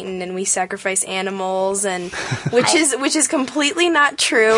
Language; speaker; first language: English; native; English